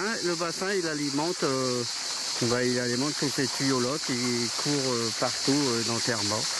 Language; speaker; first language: French; native; French